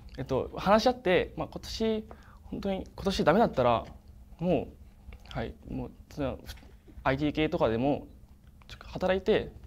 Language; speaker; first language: Japanese; native; Japanese